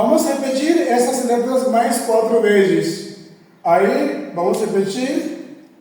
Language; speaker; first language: Portuguese; non-native, fluent; Hindi